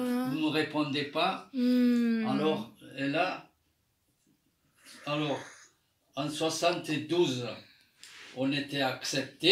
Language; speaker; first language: French; non-native, fluent; Armenian